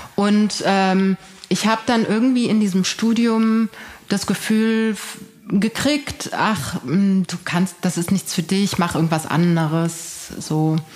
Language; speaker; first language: German; early bilingual, other home language; Persian